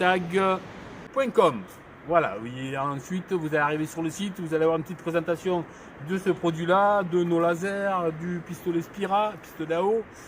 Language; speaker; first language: French; native; French